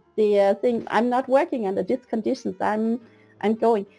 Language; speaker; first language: English; non-native, fluent; German